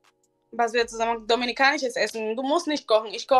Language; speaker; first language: German; non-native, learner; Spanish